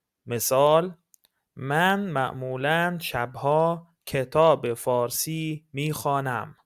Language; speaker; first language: Persian; non-native, fluent; Arabic